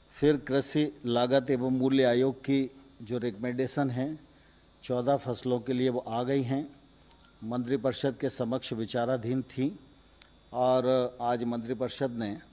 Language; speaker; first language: Hindi; native; Hindi